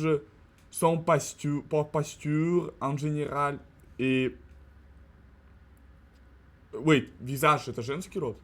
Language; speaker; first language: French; non-native, learner; Russian